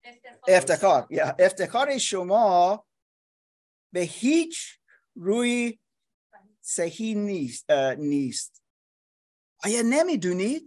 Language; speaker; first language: Persian; non-native, fluent; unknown